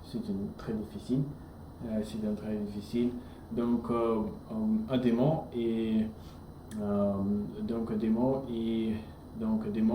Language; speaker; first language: French; non-native, learner; English